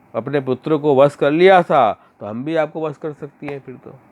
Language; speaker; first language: Hindi; non-native, local second language; Gujarati